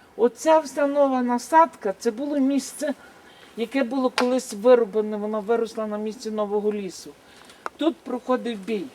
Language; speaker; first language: Ukrainian; native; Ukrainian